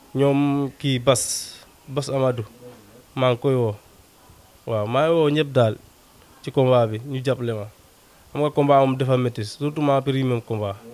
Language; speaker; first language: Wolof; non-native, local second language; Serer